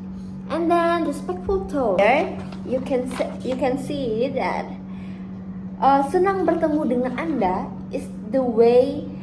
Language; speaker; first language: English; non-native, fluent; Indonesian